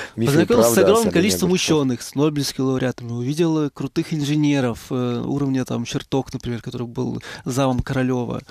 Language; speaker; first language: Russian; native; Russian